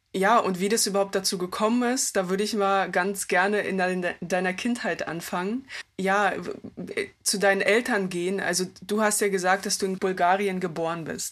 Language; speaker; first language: German; early bilingual, other home language; Russian